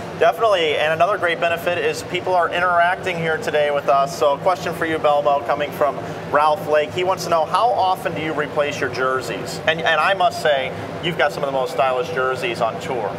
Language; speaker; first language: English; native; English